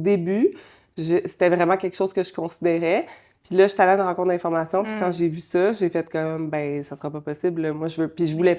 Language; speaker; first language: French; native; French